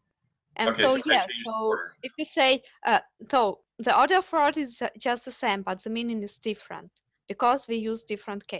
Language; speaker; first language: English; non-native, fluent; Ukrainian